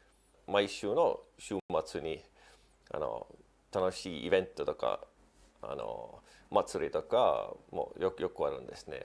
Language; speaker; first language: Japanese; non-native, fluent; Estonian